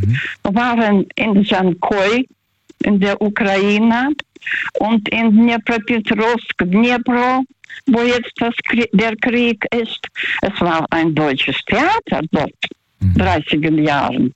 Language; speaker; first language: German; early bilingual, heritage; German